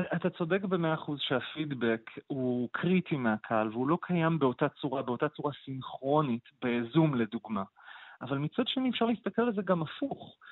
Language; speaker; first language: Hebrew; native; Hebrew